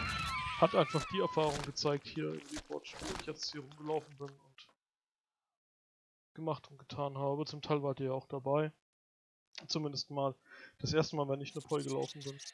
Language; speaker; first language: German; native; German